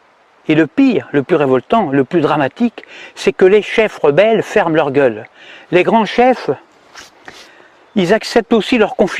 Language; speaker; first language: French; native; French